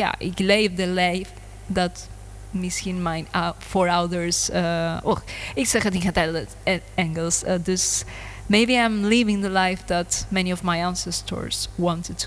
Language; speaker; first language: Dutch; non-native, learner; Spanish